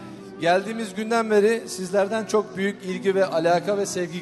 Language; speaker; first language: Turkish; native; Turkish